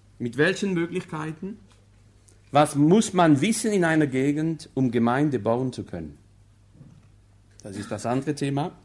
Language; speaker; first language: German; non-native, local second language; Swiss German